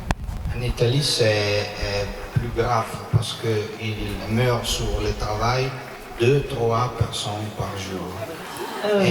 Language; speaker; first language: French; non-native, learner; Italian